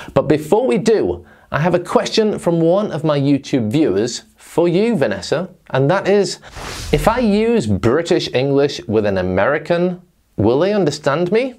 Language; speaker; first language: English; native; English